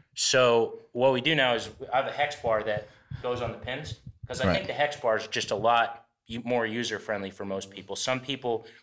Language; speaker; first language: English; native; English